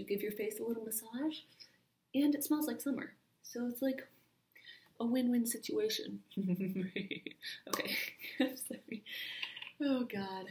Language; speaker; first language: English; native; English